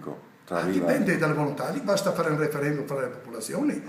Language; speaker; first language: Italian; native; Italian